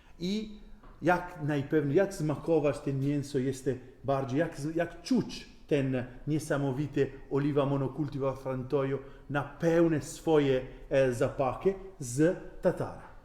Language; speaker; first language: Polish; non-native, learner; Italian